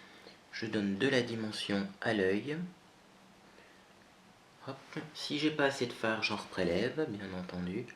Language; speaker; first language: French; native; French